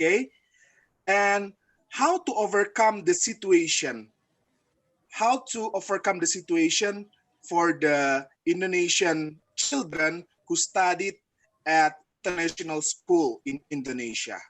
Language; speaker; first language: English; non-native, fluent; Indonesian